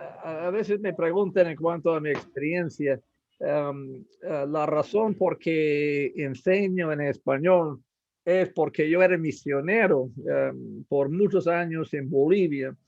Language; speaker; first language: Spanish; non-native, fluent; English